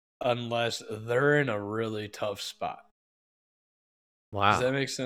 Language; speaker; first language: English; native; English